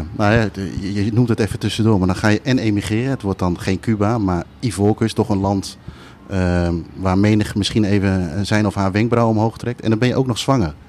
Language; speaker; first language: Dutch; early bilingual, other home language; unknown